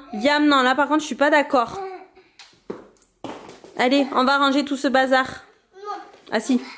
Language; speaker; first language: French; native; French